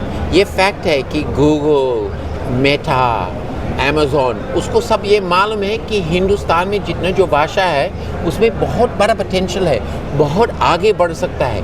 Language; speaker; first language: Hindi; non-native, learner; English